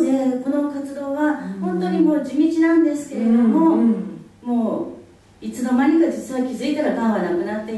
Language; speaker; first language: Japanese; native; Japanese